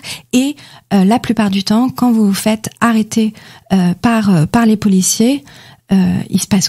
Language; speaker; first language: French; native; French